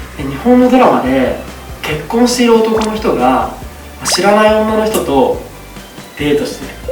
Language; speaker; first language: Japanese; native; Japanese